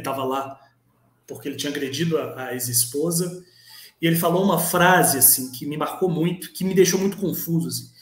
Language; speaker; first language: Portuguese; native; Portuguese